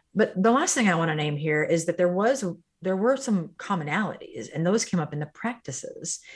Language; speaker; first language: English; native; English